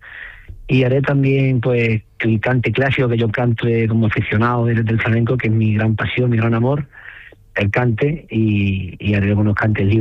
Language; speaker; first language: Spanish; native; Spanish